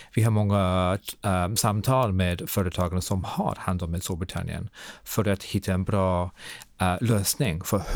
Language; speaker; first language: Swedish; non-native, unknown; English